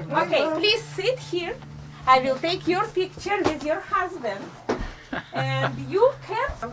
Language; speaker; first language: English; non-native, learner; Russian